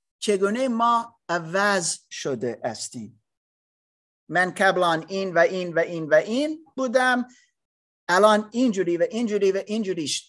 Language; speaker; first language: Persian; non-native, learner; English